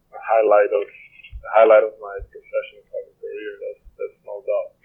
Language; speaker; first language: English; non-native, fluent; Portuguese